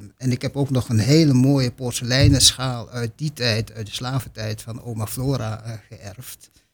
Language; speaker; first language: Dutch; native; Dutch